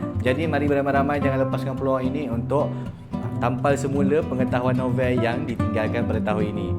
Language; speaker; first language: Malay; native; Malay